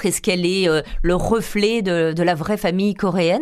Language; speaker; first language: French; non-native, local second language; Korean